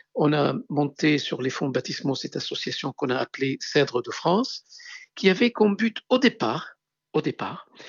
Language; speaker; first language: French; non-native, local second language; Arabic